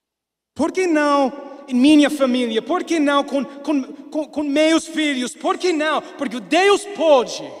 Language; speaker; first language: Portuguese; non-native, learner; English